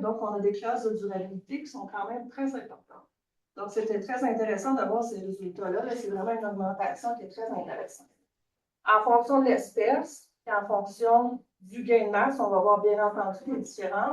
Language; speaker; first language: French; native; French